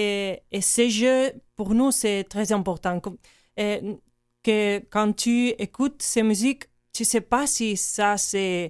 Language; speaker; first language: French; non-native, learner; Catalan